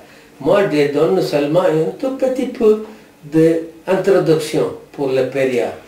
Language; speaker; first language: French; non-native, learner; Tamil